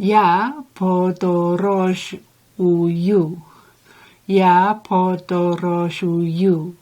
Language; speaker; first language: Ukrainian; non-native, learner; English